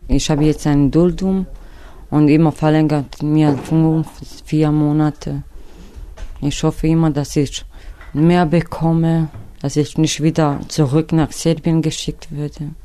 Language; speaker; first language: German; non-native, learner; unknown